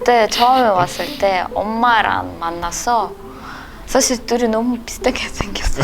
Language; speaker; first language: Korean; non-native, learner; Russian